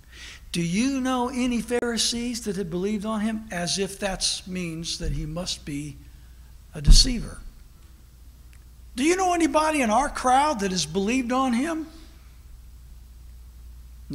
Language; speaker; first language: English; native; English